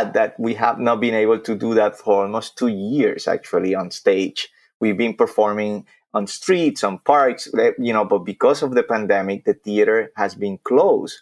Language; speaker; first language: English; non-native, fluent; Spanish